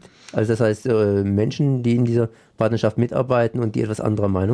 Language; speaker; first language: German; native; German